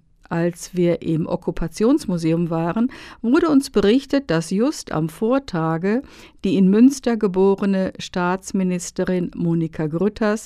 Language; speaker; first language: German; native; German